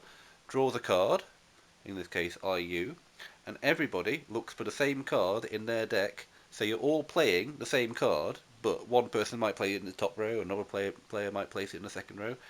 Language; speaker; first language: English; native; English